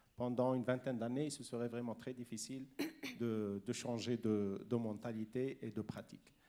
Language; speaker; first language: French; non-native, local second language; Arabic